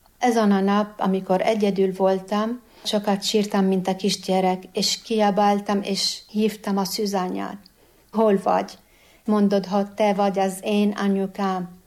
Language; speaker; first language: Hungarian; non-native, fluent; Arabic